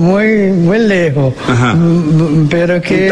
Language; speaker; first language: Spanish; non-native, learner; Portuguese